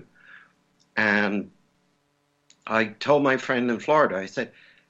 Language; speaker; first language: English; native; English